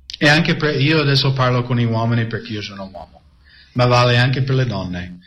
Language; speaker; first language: Italian; non-native, fluent; English